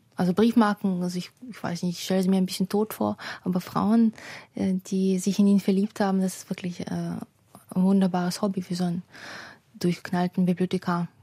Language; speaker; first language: German; non-native, fluent; Russian